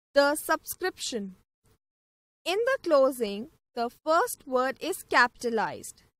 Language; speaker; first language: English; non-native, local second language; Punjabi